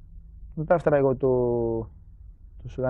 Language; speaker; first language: English; non-native, learner; Spanish